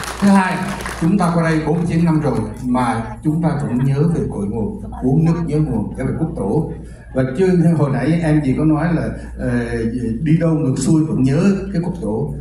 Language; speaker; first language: Vietnamese; native; Vietnamese